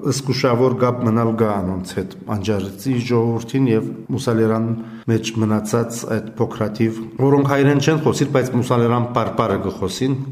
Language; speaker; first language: Armenian; early bilingual, heritage; Armenian